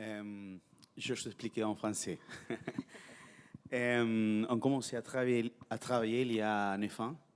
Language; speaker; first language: French; non-native, fluent; Spanish